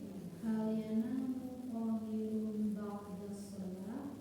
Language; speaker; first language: Arabic; non-native, learner; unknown